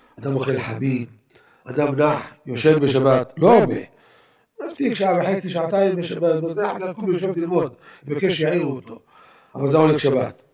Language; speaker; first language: Hebrew; native; Hebrew